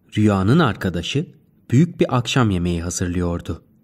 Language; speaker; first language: Turkish; native; Turkish